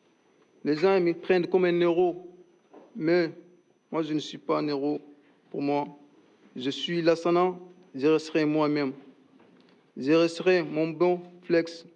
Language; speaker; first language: French; non-native, learner; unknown